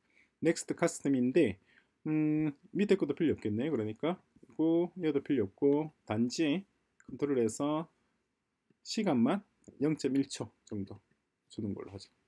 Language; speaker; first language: Korean; native; Korean